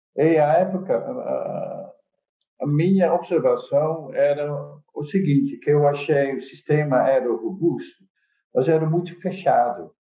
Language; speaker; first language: Portuguese; non-native, fluent; Dutch